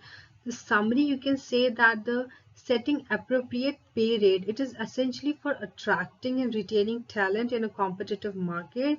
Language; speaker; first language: English; non-native, local second language; Hindi